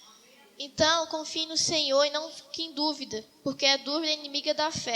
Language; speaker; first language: Portuguese; native; Portuguese